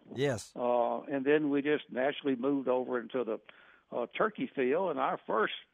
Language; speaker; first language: English; native; English